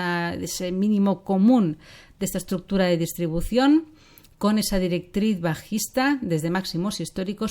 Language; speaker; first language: Spanish; native; Spanish